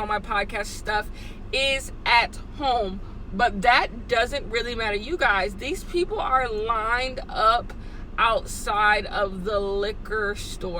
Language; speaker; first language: English; native; English